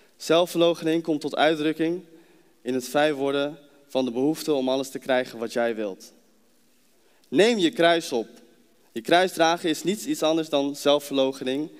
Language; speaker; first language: Dutch; native; Dutch